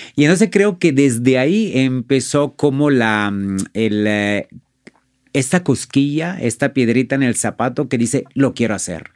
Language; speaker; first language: Spanish; non-native, fluent; Italian